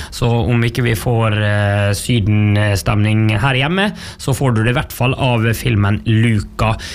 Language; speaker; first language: Norwegian; native; Norwegian